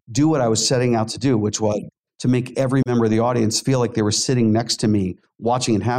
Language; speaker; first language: English; native; English